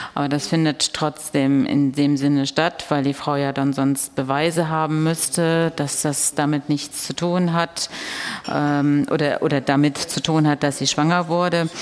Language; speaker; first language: German; native; German